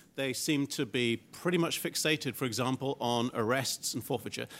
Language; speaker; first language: English; native; English